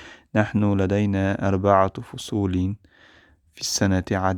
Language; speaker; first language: Arabic; non-native, fluent; Uzbek